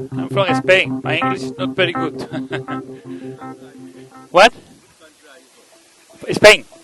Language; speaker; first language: English; non-native, learner; Spanish